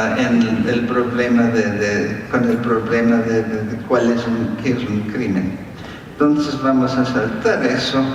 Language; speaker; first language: Spanish; non-native, fluent; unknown